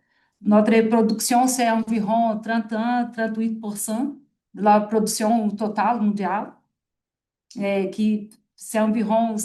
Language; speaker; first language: French; non-native, fluent; Portuguese